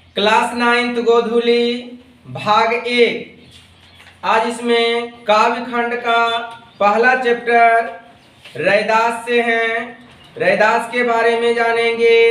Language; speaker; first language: Hindi; native; Hindi